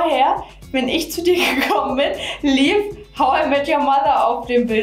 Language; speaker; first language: German; native; German